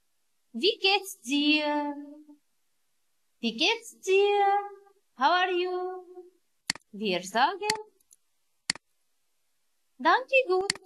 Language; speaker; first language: German; non-native, learner; Arabic